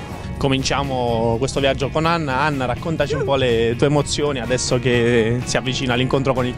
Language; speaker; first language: Italian; native; Italian